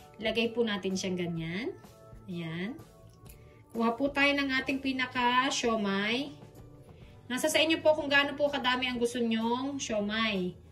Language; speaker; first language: Filipino; native; Filipino